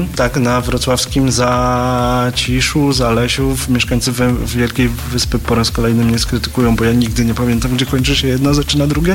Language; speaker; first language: Polish; native; Polish